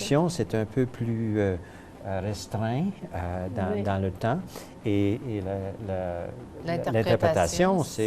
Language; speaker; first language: French; native; French